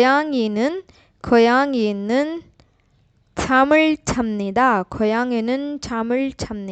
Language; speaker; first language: Korean; non-native, learner; Urdu